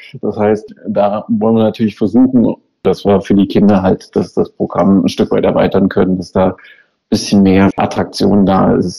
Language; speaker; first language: German; native; German